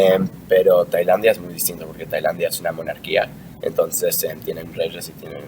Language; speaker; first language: Spanish; early bilingual, heritage; Spanish